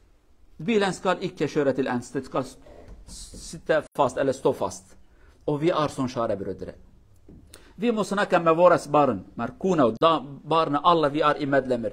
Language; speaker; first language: Swedish; non-native, learner; Kurdish